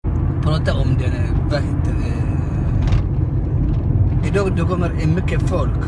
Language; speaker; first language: Swedish; non-native, learner; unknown